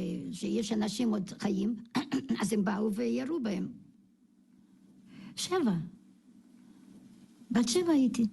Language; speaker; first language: Hebrew; non-native, fluent; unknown